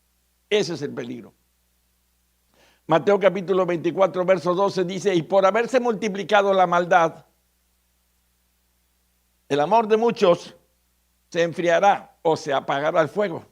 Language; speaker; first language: Spanish; native; Spanish